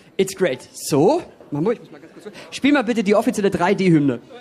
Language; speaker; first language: German; native; German